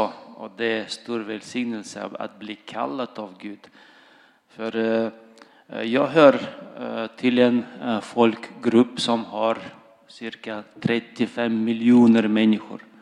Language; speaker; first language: Swedish; non-native, fluent; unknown